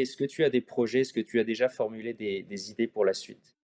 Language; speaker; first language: French; native; French